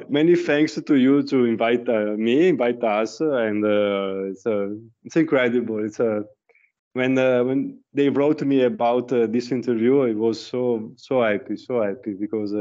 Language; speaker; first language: English; non-native, learner; Italian